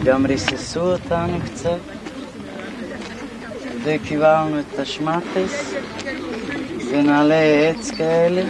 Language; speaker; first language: Hebrew; non-native, fluent; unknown